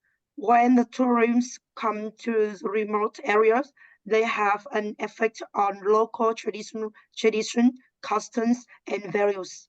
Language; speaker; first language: English; non-native, learner; Vietnamese